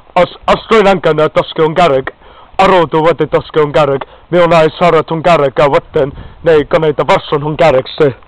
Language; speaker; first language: Welsh; non-native, learner; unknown